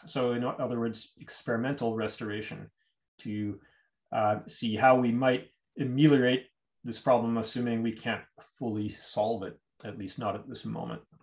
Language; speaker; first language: English; native; English